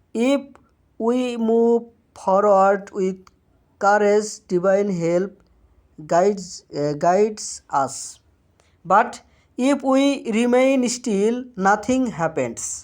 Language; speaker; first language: English; non-native, local second language; Bangla